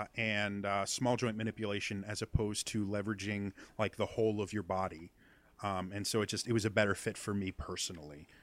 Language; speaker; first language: English; native; English